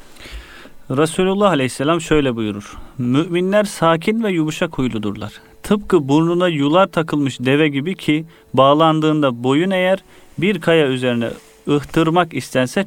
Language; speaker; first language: Turkish; native; Turkish